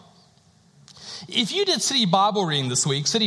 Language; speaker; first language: English; native; English